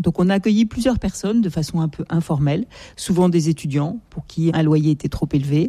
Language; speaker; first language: French; native; French